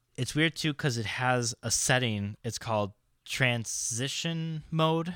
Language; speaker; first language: English; native; English